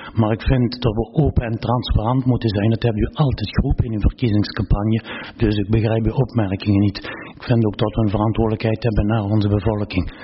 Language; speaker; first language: Dutch; native; Dutch